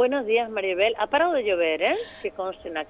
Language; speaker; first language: Spanish; native; Spanish